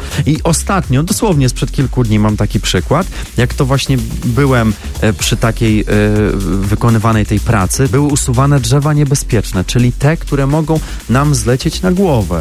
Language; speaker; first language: Polish; native; Polish